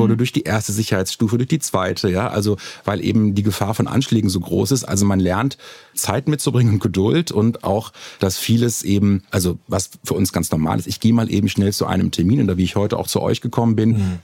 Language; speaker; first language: German; native; German